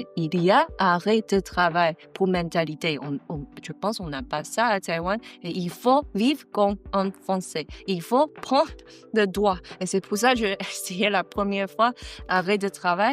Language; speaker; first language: French; non-native, learner; Chinese